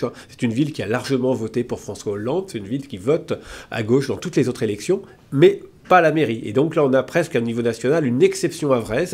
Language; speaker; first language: French; native; French